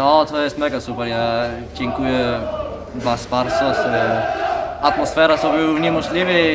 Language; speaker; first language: Polish; non-native, learner; Danish